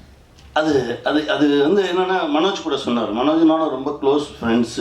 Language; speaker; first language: Tamil; native; Tamil